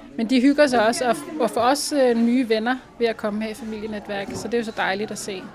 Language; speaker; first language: Danish; native; Danish